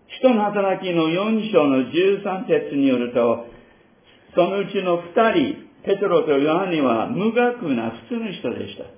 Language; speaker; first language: Japanese; non-native, fluent; English